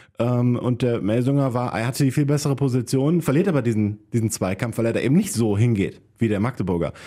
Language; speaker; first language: German; native; German